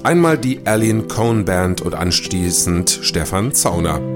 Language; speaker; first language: German; native; German